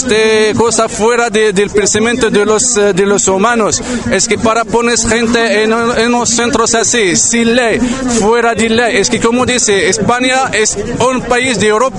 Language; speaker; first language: Spanish; non-native, learner; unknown